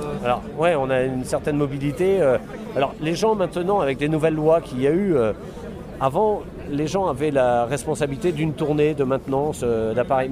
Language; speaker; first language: French; native; French